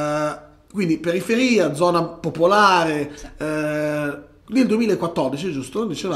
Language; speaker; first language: Italian; native; Italian